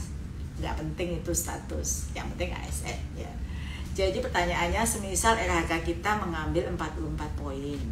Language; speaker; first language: Indonesian; native; Indonesian